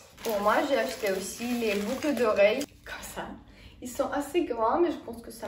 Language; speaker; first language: French; non-native, fluent; Estonian